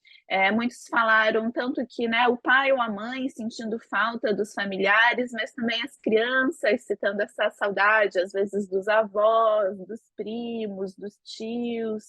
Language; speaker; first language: Portuguese; native; Portuguese